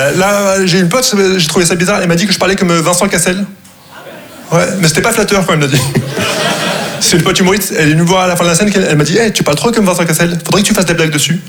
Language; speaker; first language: French; non-native, local second language; Arabic